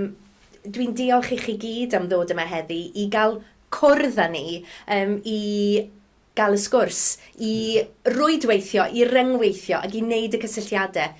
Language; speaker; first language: Welsh; native; Welsh